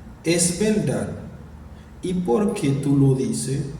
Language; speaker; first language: Spanish; non-native, fluent; Haitian Creole